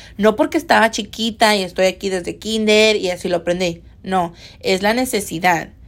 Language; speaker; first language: Spanish; early bilingual, heritage; Spanish